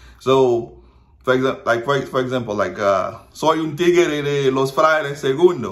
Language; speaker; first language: Spanish; non-native, learner; Haitian Creole